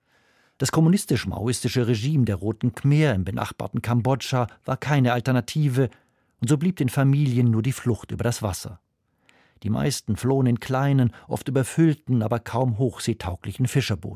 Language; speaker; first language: German; native; German